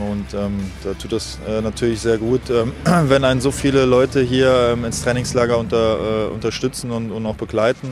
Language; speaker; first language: German; native; German